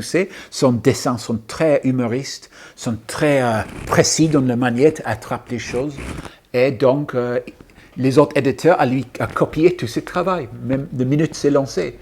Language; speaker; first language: French; non-native, fluent; English